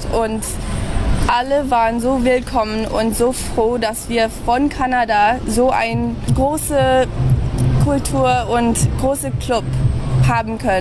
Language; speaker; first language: German; early bilingual, heritage; English